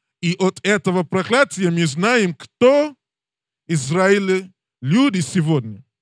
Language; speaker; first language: Russian; non-native, learner; English